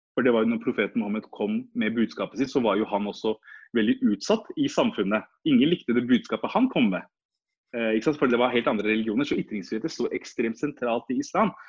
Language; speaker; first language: Norwegian; early bilingual, other home language; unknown